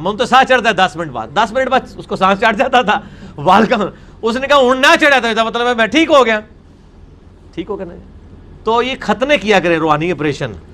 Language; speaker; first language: Urdu; non-native, local second language; Punjabi